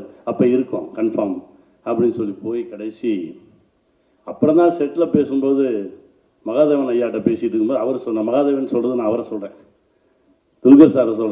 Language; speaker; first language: Tamil; native; Tamil